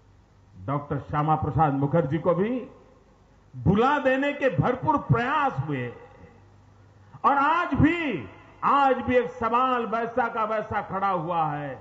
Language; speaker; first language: Hindi; non-native, local second language; Gujarati